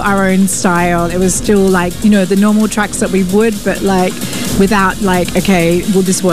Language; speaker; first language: English; native; English